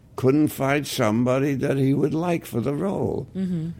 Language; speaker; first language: English; native; English